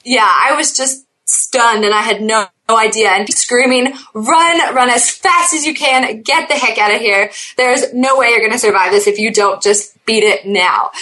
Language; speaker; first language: English; native; English